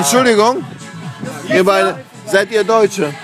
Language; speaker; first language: German; non-native, fluent; Polish